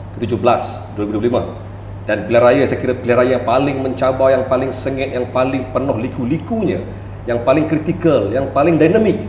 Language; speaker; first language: Malay; native; Malay